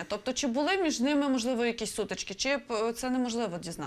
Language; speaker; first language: Ukrainian; native; Ukrainian